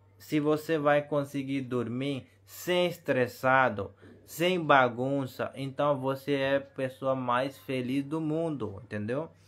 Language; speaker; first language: Portuguese; non-native, learner; Hindi